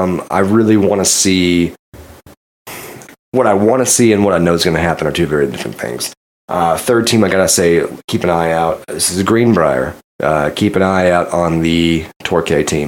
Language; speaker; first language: English; native; English